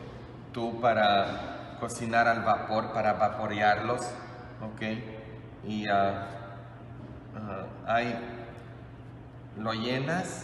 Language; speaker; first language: Spanish; non-native, fluent; English